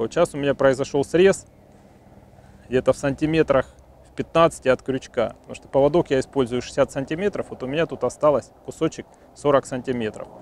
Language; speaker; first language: Russian; native; Russian